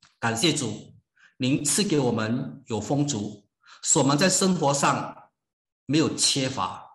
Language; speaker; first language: Chinese; native; Chinese